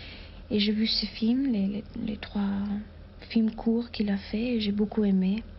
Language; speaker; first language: French; non-native, fluent; German